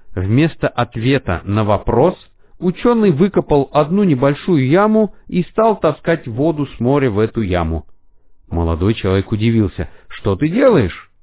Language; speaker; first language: Russian; non-native, fluent; Arabic